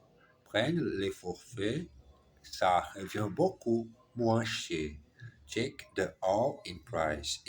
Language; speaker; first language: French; non-native, learner; German